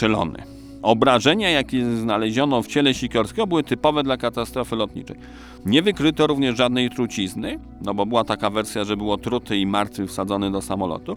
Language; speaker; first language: Polish; native; Polish